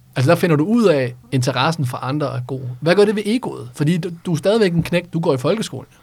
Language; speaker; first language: Danish; early bilingual, other home language; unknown